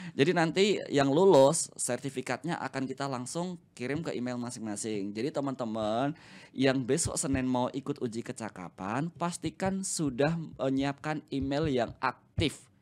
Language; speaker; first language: Indonesian; native; Indonesian